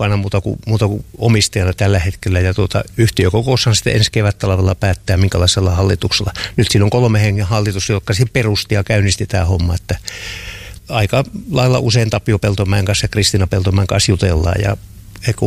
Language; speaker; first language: Finnish; native; Finnish